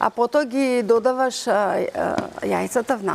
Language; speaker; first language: Macedonian; native; Macedonian